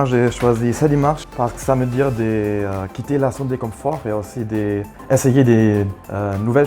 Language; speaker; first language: French; non-native, fluent; German